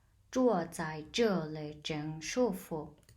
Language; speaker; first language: Chinese; non-native, fluent; Mongolian